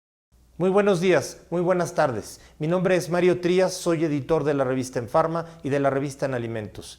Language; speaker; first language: Spanish; native; Spanish